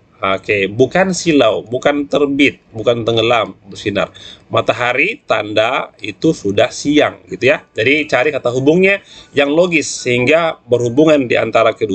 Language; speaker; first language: Indonesian; native; Indonesian